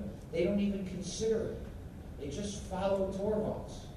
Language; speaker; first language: English; native; English